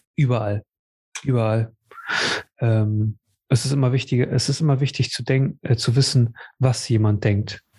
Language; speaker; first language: German; native; German